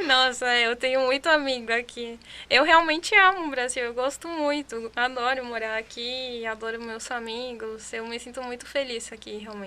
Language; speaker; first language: Portuguese; non-native, fluent; Spanish